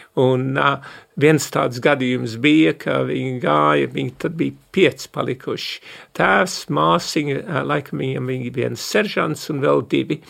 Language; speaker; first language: Latvian; early bilingual, heritage; Latvian